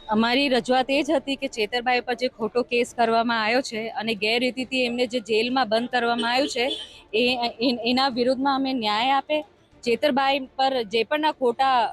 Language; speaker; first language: Gujarati; non-native, local second language; Rathawi